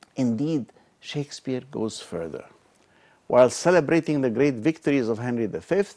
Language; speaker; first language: English; non-native, fluent; Arabic